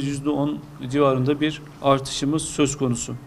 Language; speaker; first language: Turkish; native; Turkish